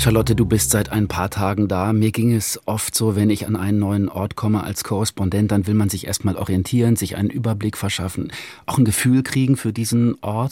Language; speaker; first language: German; native; German